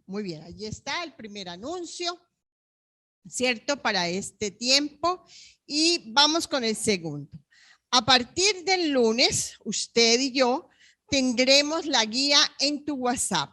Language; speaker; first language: Spanish; native; Spanish